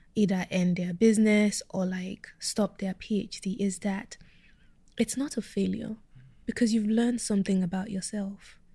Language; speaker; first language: English; non-native, local second language; Yoruba